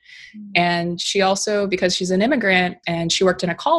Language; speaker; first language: English; native; English